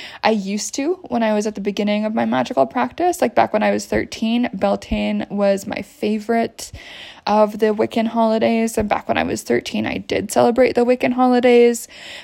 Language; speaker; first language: English; native; English